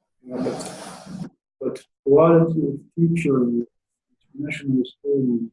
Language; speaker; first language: English; non-native, learner; Arabic